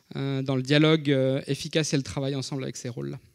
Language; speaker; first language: French; native; French